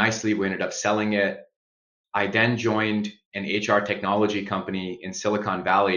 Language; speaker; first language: English; non-native, local second language; Urdu